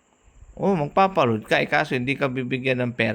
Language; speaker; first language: Filipino; native; Filipino